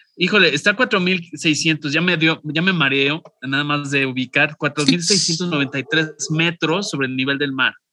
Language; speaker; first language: Spanish; native; Spanish